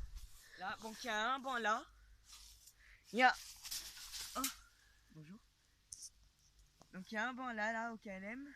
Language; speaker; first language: French; native; French